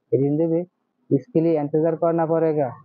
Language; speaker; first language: Hindi; non-native, learner; Bangla